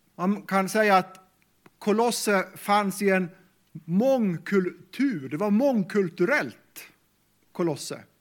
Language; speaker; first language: Swedish; non-native, local second language; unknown